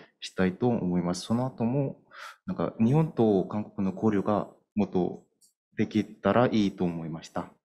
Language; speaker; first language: Japanese; non-native, fluent; Korean